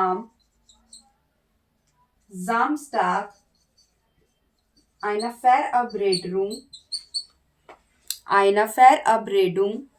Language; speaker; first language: German; non-native, learner; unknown